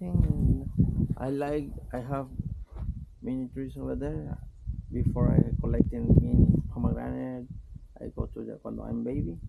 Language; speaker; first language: English; non-native, learner; Spanish